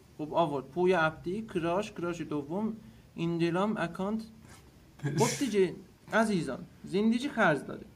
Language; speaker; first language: Persian; non-native, local second language; Azerbaijani